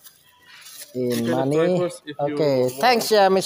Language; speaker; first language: English; non-native, learner; Indonesian